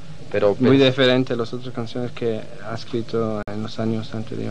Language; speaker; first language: Spanish; non-native, fluent; English